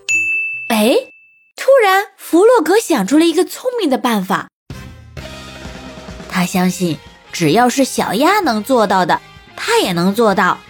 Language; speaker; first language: Chinese; native; Chinese